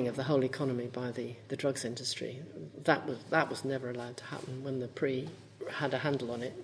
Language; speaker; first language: English; native; English